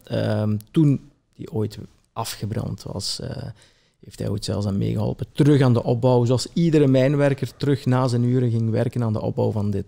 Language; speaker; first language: Dutch; early bilingual, other home language; Italian